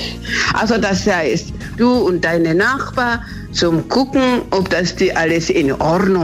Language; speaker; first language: German; non-native, learner; Swahili